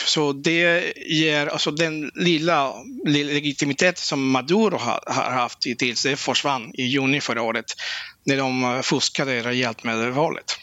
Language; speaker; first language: Swedish; non-native, fluent; Spanish